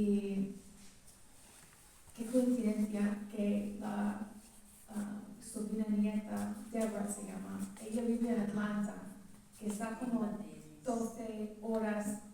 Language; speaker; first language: Spanish; early bilingual, heritage; English